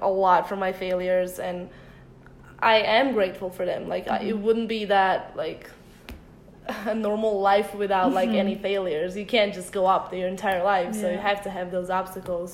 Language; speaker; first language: English; early bilingual, other home language; Bosnian